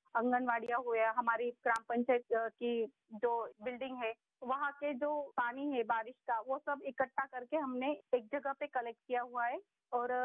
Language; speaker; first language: Hindi; non-native, local second language; Marathi